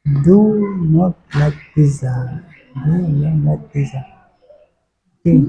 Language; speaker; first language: English; non-native, learner; Indonesian